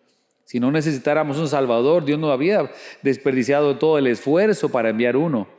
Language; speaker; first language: Spanish; native; Spanish